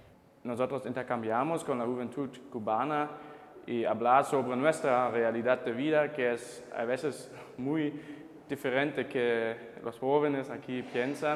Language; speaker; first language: Spanish; non-native, fluent; German